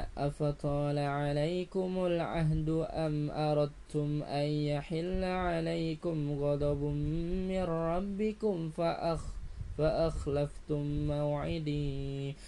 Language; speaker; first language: Arabic; non-native, fluent; Indonesian